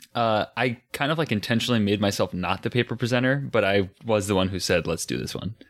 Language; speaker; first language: English; native; English